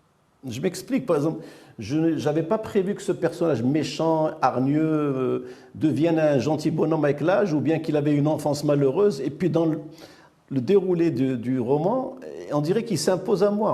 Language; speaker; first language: French; non-native, local second language; Arabic